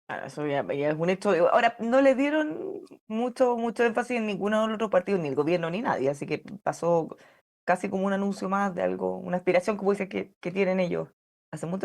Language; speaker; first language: Spanish; native; Spanish